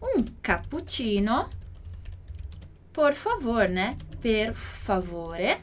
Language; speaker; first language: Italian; non-native, fluent; Portuguese